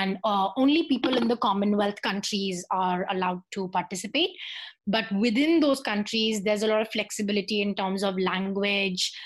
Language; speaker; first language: English; non-native, local second language; Hindi